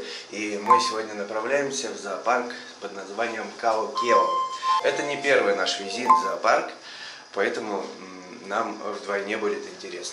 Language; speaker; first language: Russian; native; Russian